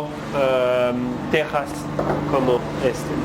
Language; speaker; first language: Spanish; non-native, learner; French